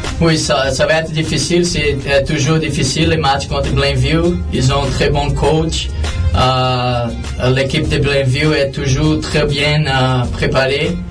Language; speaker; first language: French; non-native, learner; Portuguese